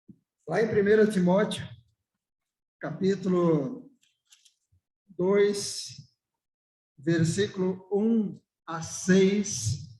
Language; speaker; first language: Portuguese; native; Portuguese